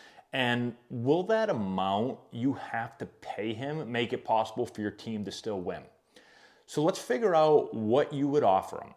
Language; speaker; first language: English; native; English